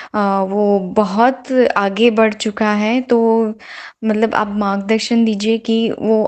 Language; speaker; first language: Hindi; non-native, local second language; Gujarati